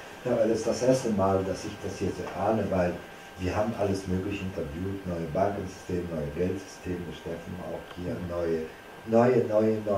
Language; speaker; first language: German; non-native, fluent; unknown